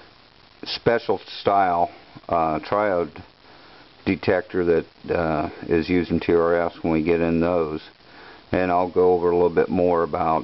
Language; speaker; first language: English; native; English